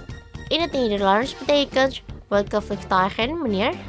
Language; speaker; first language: Dutch; non-native, fluent; Indonesian